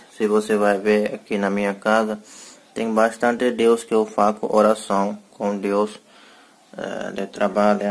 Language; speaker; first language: Portuguese; non-native, learner; Hindi